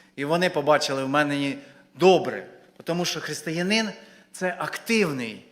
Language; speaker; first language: Ukrainian; native; Ukrainian